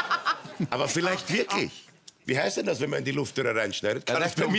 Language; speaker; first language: German; native; German